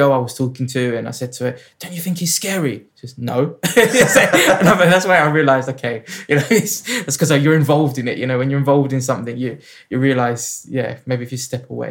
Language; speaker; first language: English; native; English